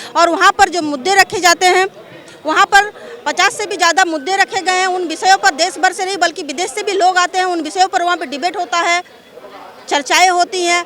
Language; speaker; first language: Hindi; non-native, local second language; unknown